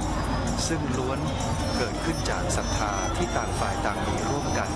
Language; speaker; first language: Thai; native; Thai